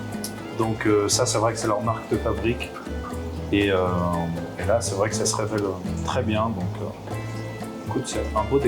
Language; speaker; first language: French; native; French